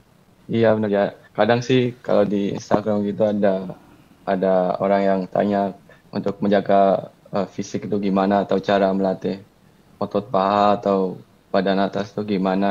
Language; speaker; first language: Indonesian; early bilingual, heritage; Indonesian